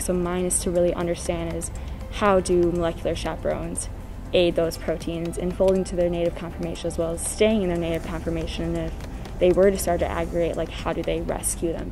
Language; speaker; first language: English; native; English